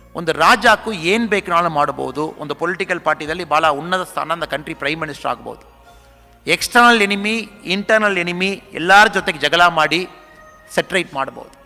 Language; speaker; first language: Kannada; non-native, local second language; Tamil